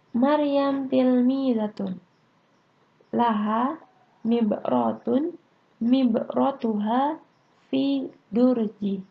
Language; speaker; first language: Arabic; non-native, fluent; Indonesian